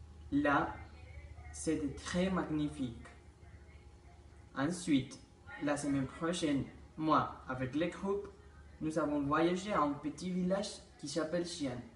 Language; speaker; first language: French; non-native, learner; Spanish